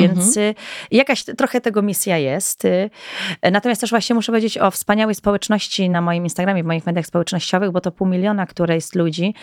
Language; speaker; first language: Polish; native; Polish